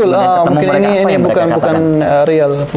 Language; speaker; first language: Indonesian; non-native, learner; Arabic